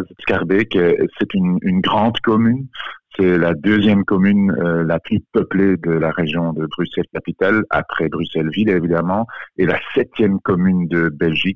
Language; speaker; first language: French; non-native, local second language; Dutch